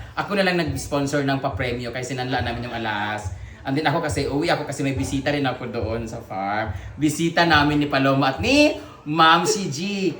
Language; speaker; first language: Filipino; non-native, local second language; Cebuano